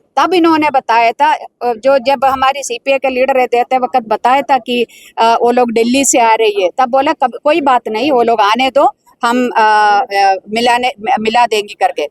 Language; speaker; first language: Hindi; non-native, local second language; Malayalam